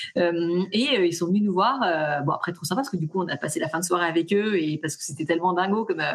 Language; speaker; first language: French; native; French